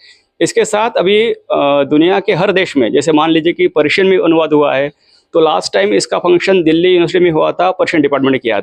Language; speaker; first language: Hindi; non-native, local second language; Marathi